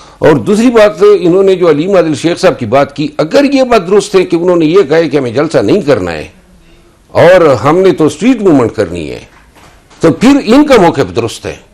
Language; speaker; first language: Urdu; non-native, local second language; Pashto